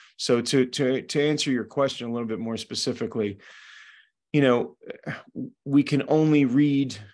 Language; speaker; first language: English; native; English